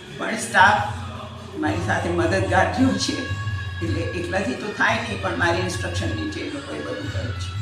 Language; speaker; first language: Gujarati; early bilingual, heritage; Gujarati